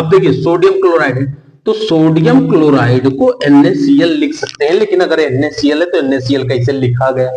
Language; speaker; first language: Hindi; native; Hindi